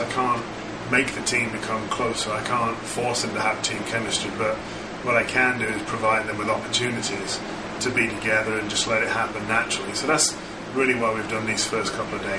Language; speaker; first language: English; native; English